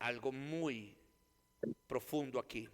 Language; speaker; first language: Spanish; native; Spanish